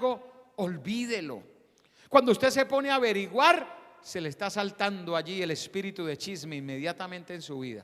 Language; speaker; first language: Spanish; native; Spanish